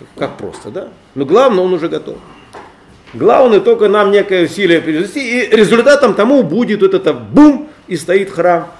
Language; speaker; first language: Russian; native; Russian